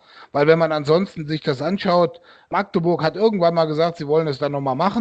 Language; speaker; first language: German; native; German